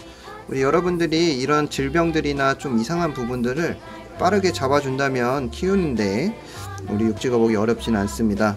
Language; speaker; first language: Korean; native; Korean